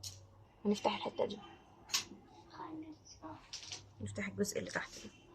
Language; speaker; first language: Arabic; native; Arabic